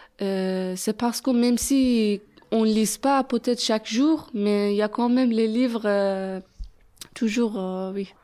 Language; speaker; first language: French; non-native, fluent; Persian